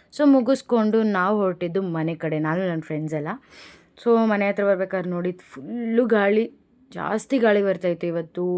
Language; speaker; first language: Kannada; non-native, local second language; Lambadi